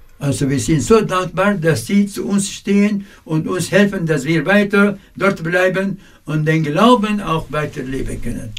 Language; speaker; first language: German; non-native, fluent; Arabic